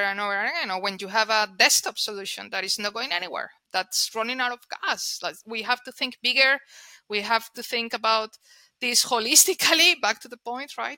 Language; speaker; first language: English; non-native, fluent; Spanish